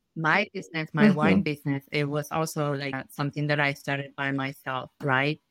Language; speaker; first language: English; non-native, fluent; Spanish